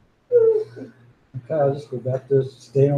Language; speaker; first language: English; native; English